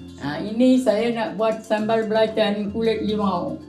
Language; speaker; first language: Malay; native; Malay